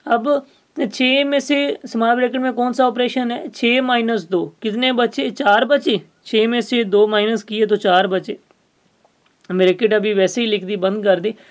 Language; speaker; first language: Urdu; non-native, local second language; Sindhi